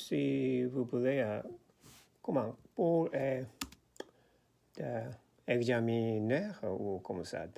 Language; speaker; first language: French; non-native, learner; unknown